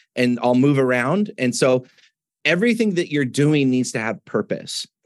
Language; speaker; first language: English; native; English